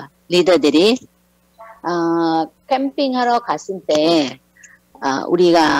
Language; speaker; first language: Korean; non-native, learner; Thai